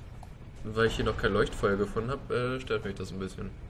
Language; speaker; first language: German; native; German